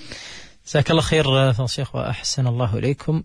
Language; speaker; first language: Arabic; native; Arabic